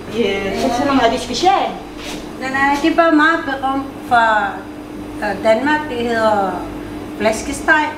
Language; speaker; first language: Danish; non-native, learner; Filipino